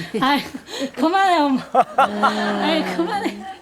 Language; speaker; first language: Korean; non-native, learner; Chinese